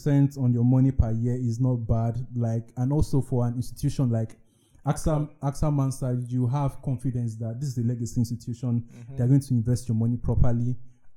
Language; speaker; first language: English; non-native, local second language; Yoruba